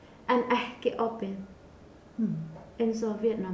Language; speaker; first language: Icelandic; non-native, learner; Vietnamese